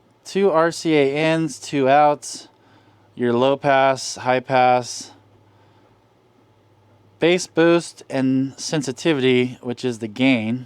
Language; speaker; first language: English; native; English